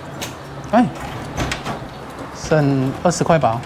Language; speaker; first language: Chinese; native; Chinese